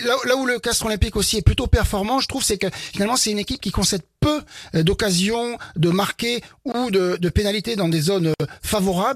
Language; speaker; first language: French; native; French